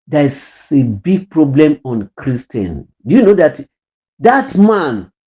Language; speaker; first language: English; non-native, local second language; Yoruba